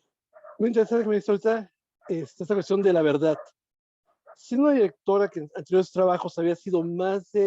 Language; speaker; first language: Spanish; native; Spanish